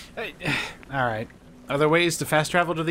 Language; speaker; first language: English; native; English